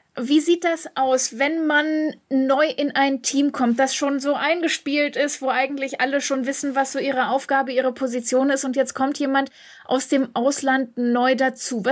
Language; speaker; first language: German; native; German